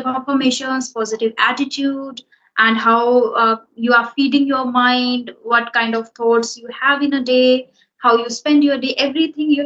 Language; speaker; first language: English; non-native, local second language; Hindi